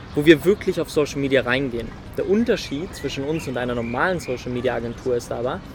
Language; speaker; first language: German; early bilingual, other home language; Swedish